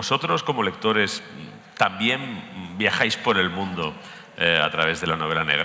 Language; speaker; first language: Spanish; native; Spanish